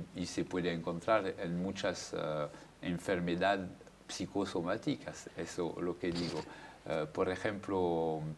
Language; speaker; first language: Spanish; non-native, fluent; French